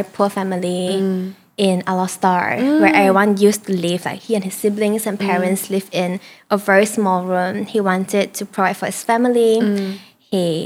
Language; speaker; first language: English; non-native, local second language; Chinese